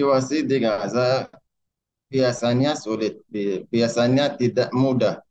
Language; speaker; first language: Indonesian; non-native, learner; Arabic